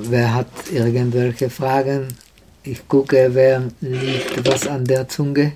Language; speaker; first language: German; non-native, fluent; Czech